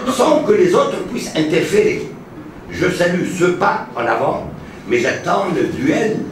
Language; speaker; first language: French; non-native, local second language; Arabic